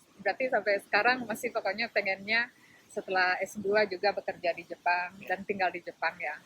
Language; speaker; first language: Indonesian; native; Indonesian